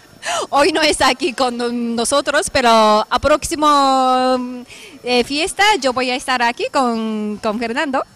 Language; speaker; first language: Spanish; non-native, fluent; Japanese